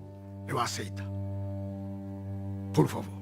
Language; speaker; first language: Portuguese; non-native, learner; Japanese